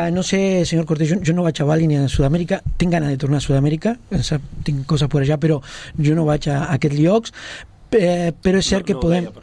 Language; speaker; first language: Catalan; non-native, local second language; Spanish